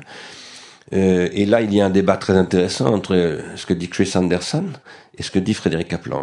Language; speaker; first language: French; native; French